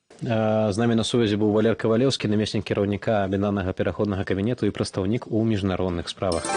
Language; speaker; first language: Belarusian; native; Belarusian